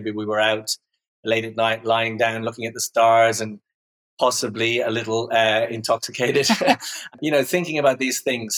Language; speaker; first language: English; native; English